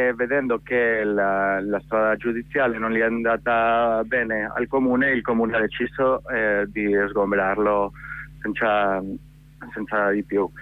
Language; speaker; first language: Italian; non-native, fluent; Catalan